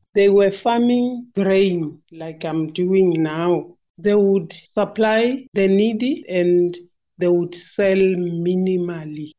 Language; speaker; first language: English; non-native, local second language; Northern Sotho